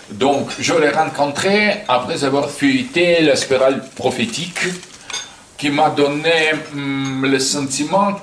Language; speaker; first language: French; non-native, fluent; Russian